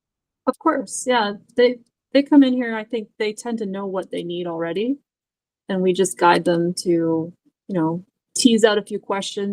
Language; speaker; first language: English; native; English